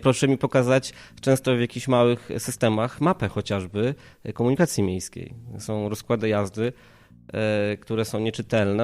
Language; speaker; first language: Polish; native; Polish